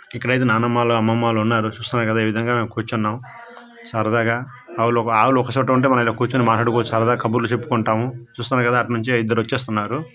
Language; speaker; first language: Telugu; non-native, local second language; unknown